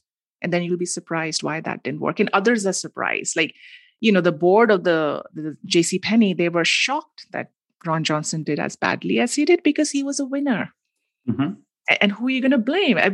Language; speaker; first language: English; non-native, local second language; Hindi